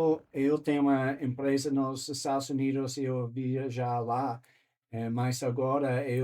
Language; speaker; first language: Portuguese; non-native, learner; English